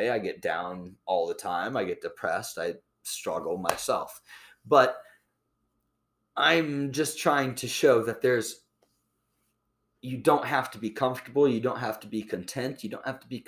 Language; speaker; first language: English; native; English